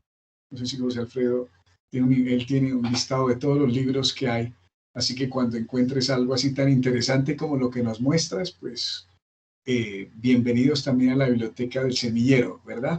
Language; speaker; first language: Spanish; native; Spanish